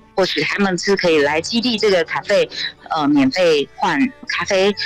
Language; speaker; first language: Chinese; native; Chinese